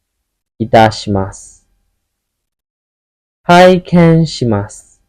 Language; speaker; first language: Japanese; non-native, fluent; Burmese